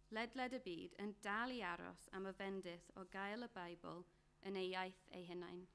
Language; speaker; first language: Welsh; non-native, learner; English